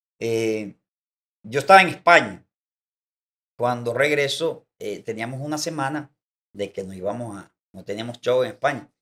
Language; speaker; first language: Spanish; native; Spanish